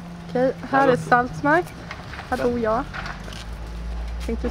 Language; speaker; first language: Swedish; native; Swedish